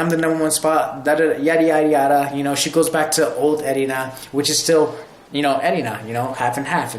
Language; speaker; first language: English; native; English